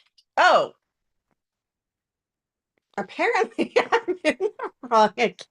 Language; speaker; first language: English; native; English